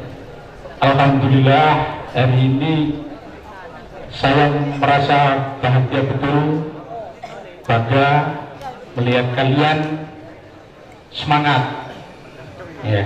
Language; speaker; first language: Indonesian; native; Indonesian